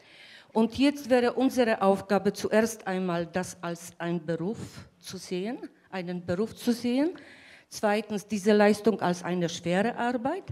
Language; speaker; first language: German; non-native, fluent; Polish